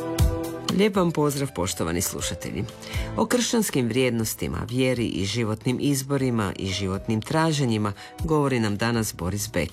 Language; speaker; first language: Serbian; native; Serbian